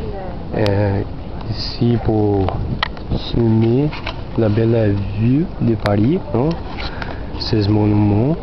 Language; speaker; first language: French; non-native, learner; Portuguese